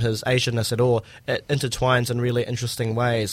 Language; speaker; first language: English; native; English